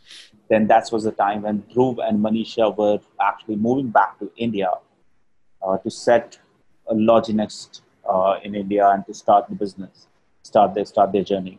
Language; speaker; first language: English; non-native, local second language; Hindi